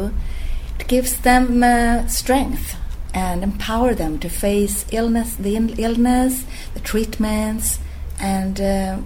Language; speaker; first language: English; non-native, fluent; Swedish